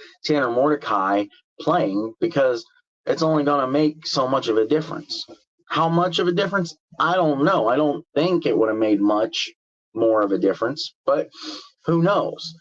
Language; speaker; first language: English; native; English